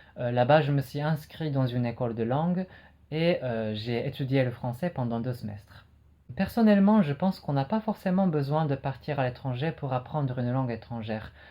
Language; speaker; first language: French; non-native, fluent; Japanese